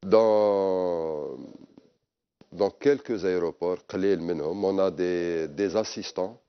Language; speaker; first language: French; non-native, local second language; Arabic